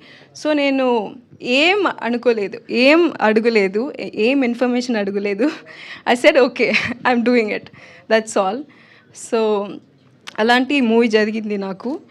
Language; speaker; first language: Telugu; non-native, learner; Tamil